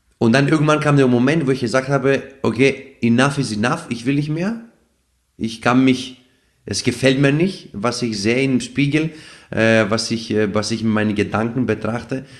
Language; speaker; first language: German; non-native, fluent; Greek